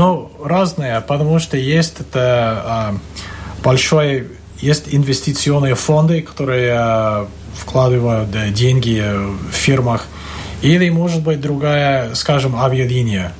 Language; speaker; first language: Russian; non-native, fluent; English